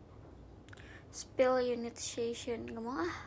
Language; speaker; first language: Indonesian; native; Indonesian